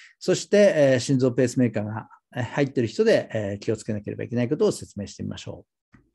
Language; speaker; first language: Japanese; native; Japanese